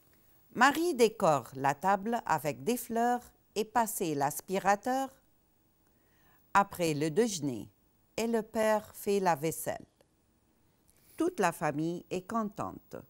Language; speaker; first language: French; non-native, fluent; Arabic